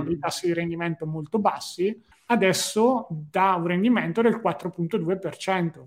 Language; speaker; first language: Italian; native; Italian